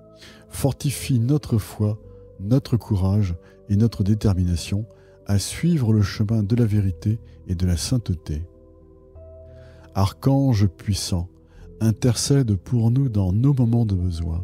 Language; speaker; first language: French; native; French